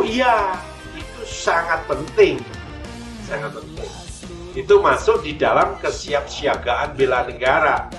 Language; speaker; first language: Indonesian; native; Indonesian